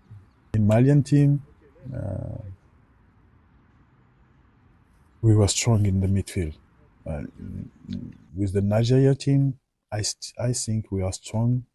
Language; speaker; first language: English; non-native, learner; French